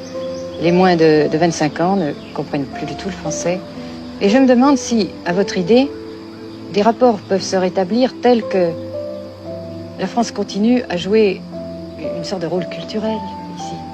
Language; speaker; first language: French; native; French